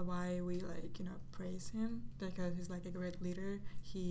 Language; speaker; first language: English; non-native, fluent; Russian